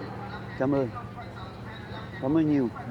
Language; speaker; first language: Vietnamese; non-native, fluent; French